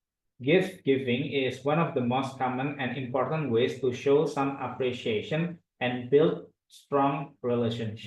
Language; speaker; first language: English; non-native, fluent; Indonesian